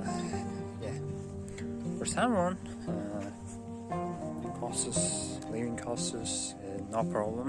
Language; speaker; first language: English; non-native, learner; Uzbek